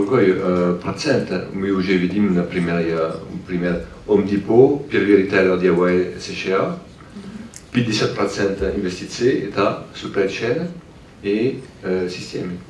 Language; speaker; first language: Russian; non-native, fluent; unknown